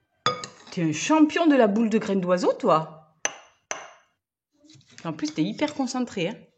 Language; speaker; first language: French; native; French